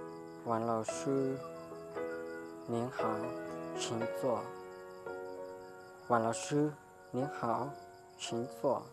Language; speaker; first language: Chinese; non-native, fluent; Hmong